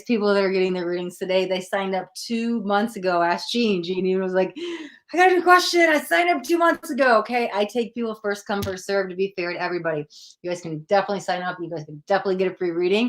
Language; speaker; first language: English; native; English